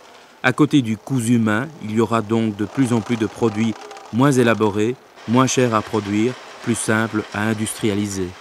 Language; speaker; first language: French; native; French